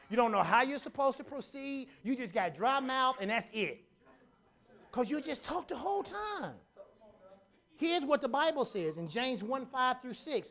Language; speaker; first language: English; native; English